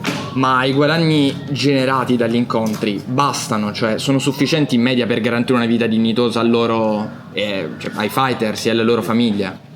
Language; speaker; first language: Italian; native; Italian